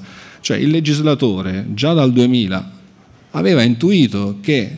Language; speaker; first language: Italian; native; Italian